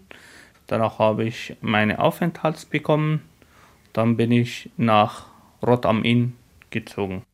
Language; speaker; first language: German; non-native, fluent; Arabic